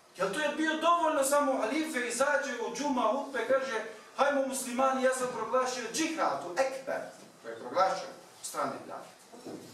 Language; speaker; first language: Bosnian; non-native, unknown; Turkish